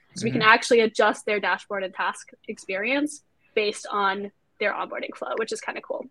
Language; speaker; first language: English; non-native, fluent; German